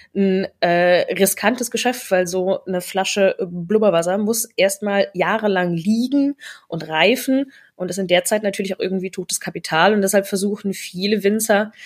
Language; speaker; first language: German; native; German